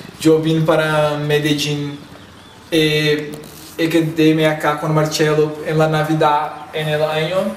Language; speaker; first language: Spanish; non-native, learner; Portuguese